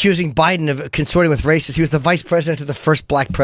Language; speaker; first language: English; native; English